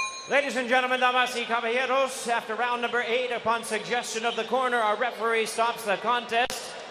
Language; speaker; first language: English; native; English